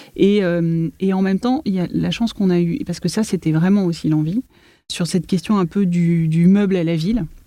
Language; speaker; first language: French; native; French